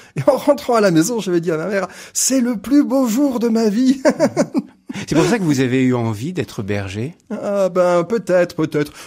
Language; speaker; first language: French; native; French